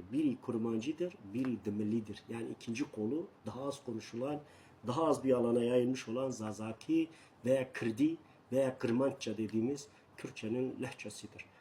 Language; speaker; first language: Turkish; non-native, local second language; Kurdish